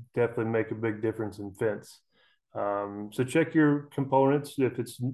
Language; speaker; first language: English; native; English